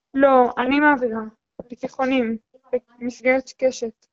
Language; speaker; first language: Hebrew; native; Hebrew